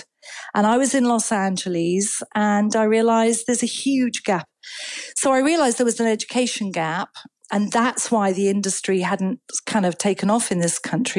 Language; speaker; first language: English; native; English